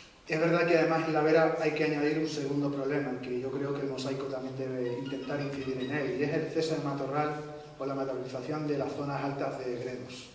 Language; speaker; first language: Spanish; native; Spanish